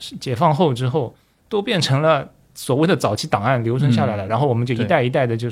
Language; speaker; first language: Chinese; native; Chinese